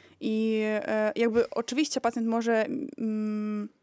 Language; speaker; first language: Polish; early bilingual, heritage; Polish